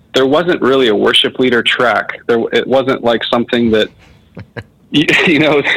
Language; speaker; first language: English; native; English